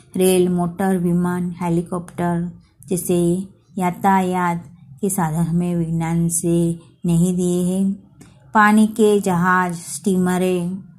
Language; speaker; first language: Hindi; non-native, local second language; Gujarati